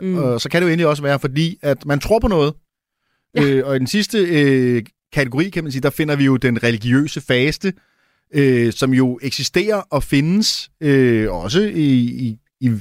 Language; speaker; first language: Danish; native; Danish